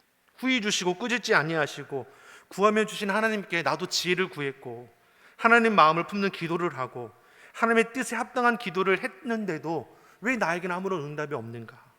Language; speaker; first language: Korean; native; Korean